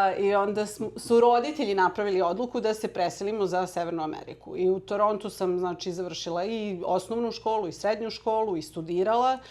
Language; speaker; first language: Serbian; early bilingual, heritage; Serbian